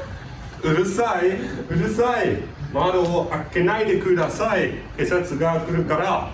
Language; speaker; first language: Japanese; non-native, learner; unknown